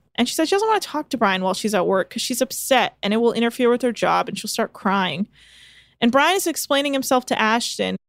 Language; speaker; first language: English; native; English